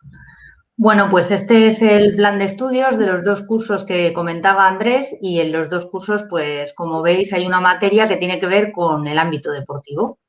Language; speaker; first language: Spanish; native; Spanish